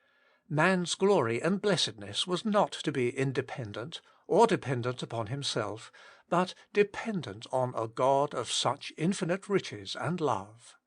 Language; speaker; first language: English; native; English